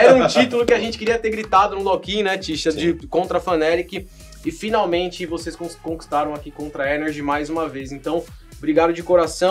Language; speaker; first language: Portuguese; native; Portuguese